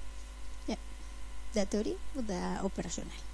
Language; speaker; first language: Norwegian; non-native, fluent; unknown